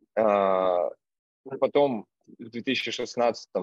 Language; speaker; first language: Russian; native; Russian